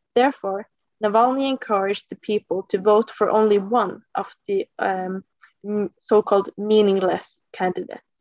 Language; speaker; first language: English; non-native, fluent; Norwegian